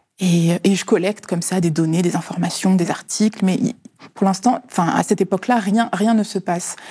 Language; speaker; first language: French; early bilingual, other home language; Lingala